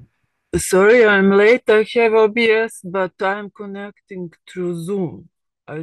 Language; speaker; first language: English; non-native, learner; Serbian